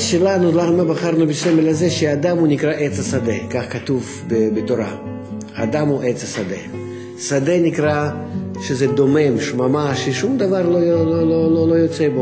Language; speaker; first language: Hebrew; non-native, fluent; Russian